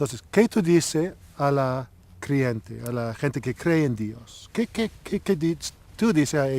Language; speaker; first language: Spanish; non-native, learner; English